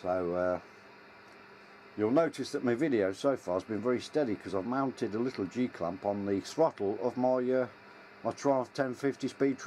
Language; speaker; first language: English; native; English